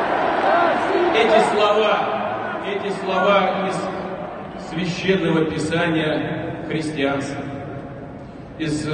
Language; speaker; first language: Russian; native; Russian